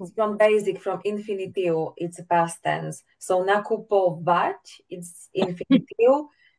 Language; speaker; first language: English; non-native, fluent; Slovak